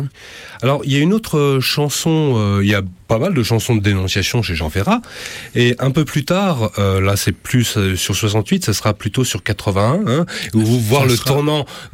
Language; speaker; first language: French; native; French